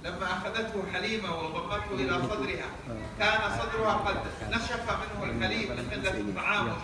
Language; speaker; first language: Arabic; native; Arabic